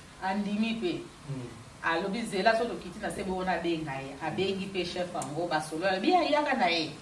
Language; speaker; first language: Lingala; non-native, local second language; Kituba (Democratic Republic of Congo)